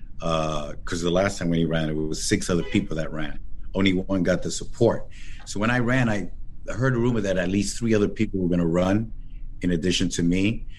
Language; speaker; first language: English; early bilingual, other home language; Spanish